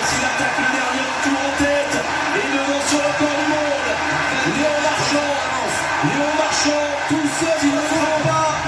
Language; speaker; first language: French; native; French